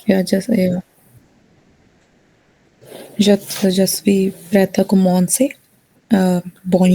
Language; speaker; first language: French; non-native, learner; Hindi